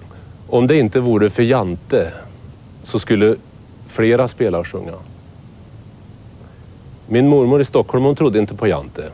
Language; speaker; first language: Swedish; native; Swedish